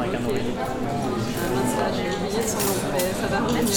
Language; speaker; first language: French; native; French